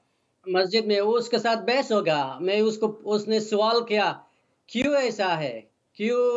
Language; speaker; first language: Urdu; non-native, learner; Persian